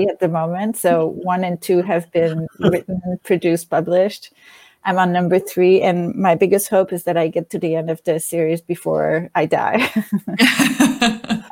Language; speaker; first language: English; non-native, fluent; French